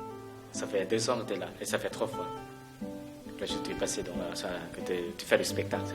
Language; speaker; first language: French; non-native, learner; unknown